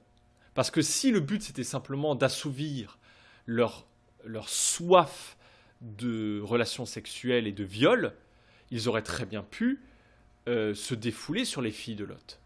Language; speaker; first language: French; native; French